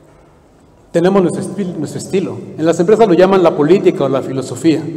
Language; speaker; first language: Spanish; native; Spanish